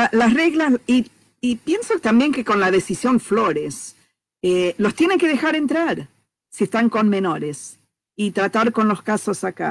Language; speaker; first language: Spanish; non-native, fluent; English